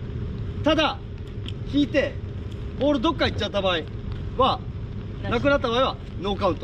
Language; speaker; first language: Japanese; native; Japanese